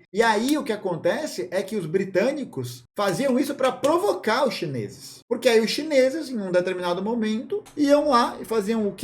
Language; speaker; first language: Portuguese; native; Portuguese